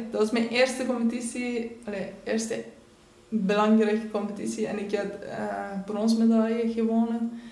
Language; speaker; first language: Dutch; non-native, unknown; Persian